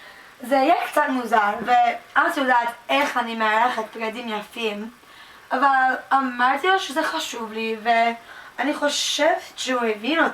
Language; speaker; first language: Hebrew; non-native, learner; English